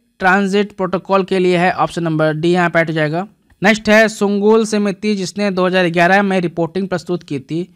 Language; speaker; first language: Hindi; native; Hindi